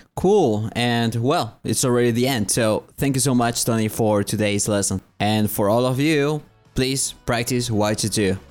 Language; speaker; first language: English; non-native, fluent; Spanish